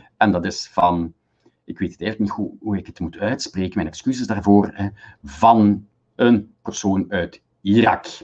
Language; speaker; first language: Dutch; native; Dutch